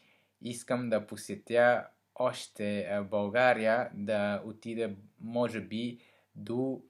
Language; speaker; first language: Bulgarian; non-native, learner; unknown